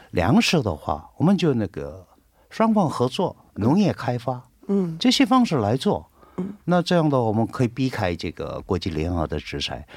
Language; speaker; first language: Chinese; non-native, fluent; Korean